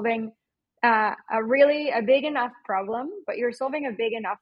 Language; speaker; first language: English; non-native, fluent; Spanish